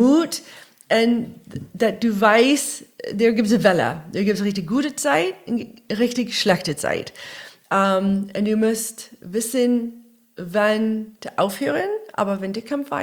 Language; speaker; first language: German; non-native, learner; English